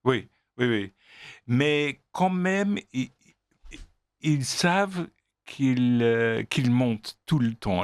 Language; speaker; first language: French; non-native, fluent; English